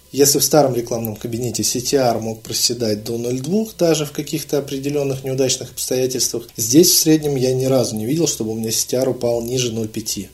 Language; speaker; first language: Russian; native; Russian